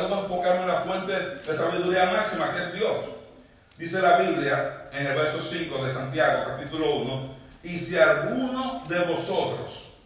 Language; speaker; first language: Spanish; native; Spanish